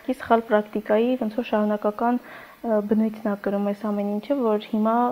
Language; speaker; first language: Armenian; non-native, local second language; Kurdish